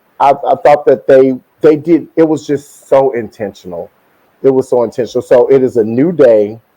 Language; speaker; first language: English; native; English